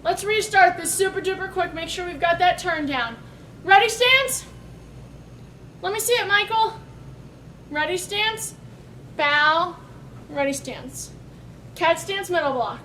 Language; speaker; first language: English; native; English